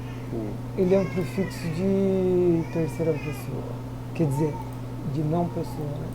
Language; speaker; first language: Portuguese; native; Portuguese